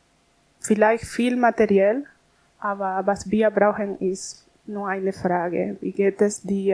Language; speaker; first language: German; non-native, learner; Spanish